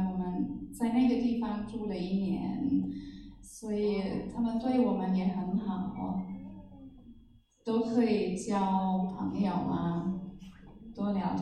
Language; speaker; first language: Chinese; non-native, fluent; German